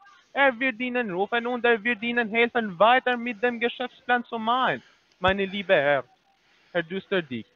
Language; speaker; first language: German; non-native, learner; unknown